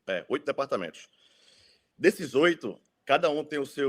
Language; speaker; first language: Portuguese; native; Portuguese